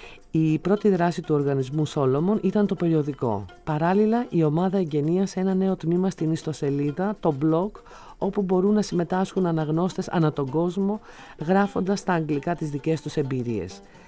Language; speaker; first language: Greek; native; Greek